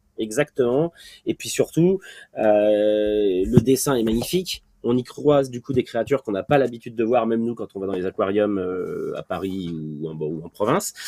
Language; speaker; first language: French; native; French